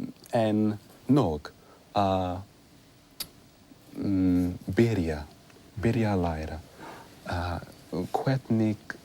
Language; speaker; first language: Icelandic; non-native, learner; English